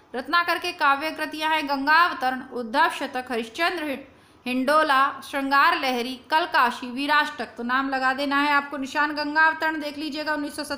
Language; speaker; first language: Hindi; native; Hindi